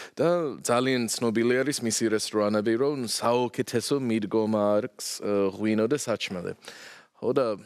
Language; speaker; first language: Georgian; non-native, fluent; English